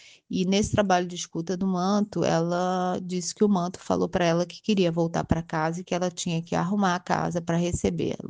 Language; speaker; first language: Portuguese; native; Portuguese